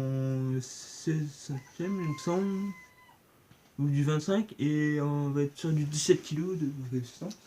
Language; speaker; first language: French; native; French